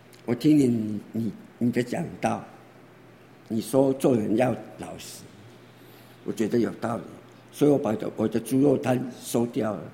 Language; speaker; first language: Chinese; native; Chinese